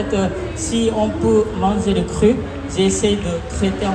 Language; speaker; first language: French; non-native, fluent; Japanese